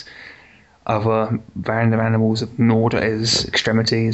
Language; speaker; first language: English; native; English